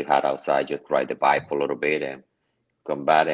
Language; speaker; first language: English; non-native, learner; Spanish